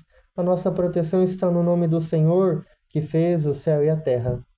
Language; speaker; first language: Portuguese; native; Portuguese